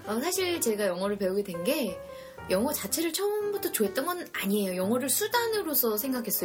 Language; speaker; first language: Korean; native; Korean